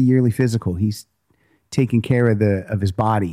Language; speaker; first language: English; native; English